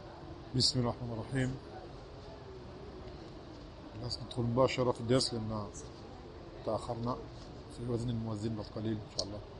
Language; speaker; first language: Arabic; non-native, fluent; French